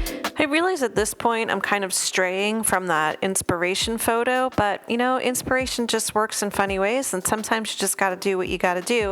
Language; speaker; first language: English; native; English